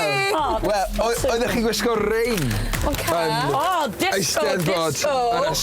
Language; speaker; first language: Welsh; native; Welsh